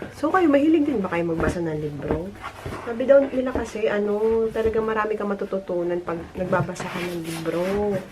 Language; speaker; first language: Filipino; native; Filipino